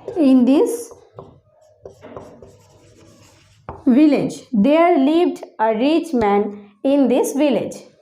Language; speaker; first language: English; non-native, local second language; Bangla